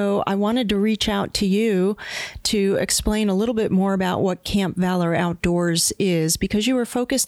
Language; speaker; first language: English; native; English